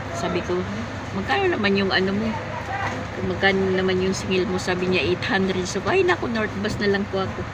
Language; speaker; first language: Filipino; non-native, local second language; Cebuano